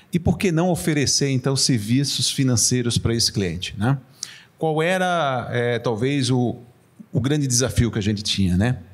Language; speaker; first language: Portuguese; native; Portuguese